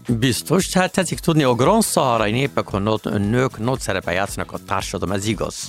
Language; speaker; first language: Hungarian; non-native, learner; Arabic